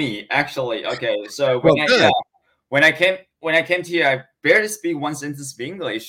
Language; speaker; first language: English; non-native, learner; Chinese